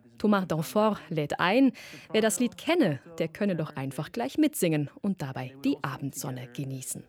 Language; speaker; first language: German; native; German